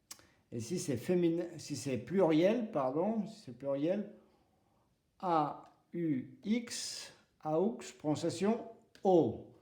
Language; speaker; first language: French; non-native, fluent; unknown